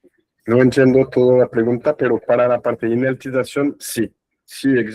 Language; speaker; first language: Spanish; non-native, fluent; French